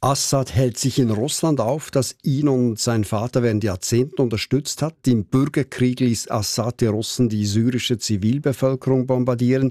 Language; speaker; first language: German; native; German